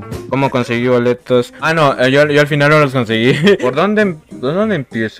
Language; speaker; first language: Spanish; native; Spanish